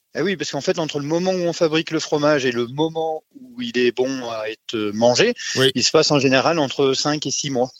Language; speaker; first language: French; native; French